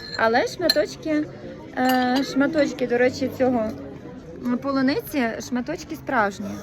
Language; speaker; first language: Ukrainian; native; Ukrainian